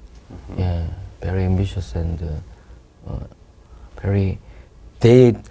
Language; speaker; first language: English; non-native, learner; Korean